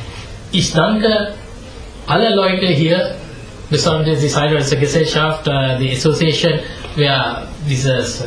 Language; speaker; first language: German; non-native, fluent; Sinhala